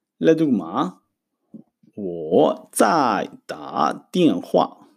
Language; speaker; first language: Chinese; non-native, fluent; Hebrew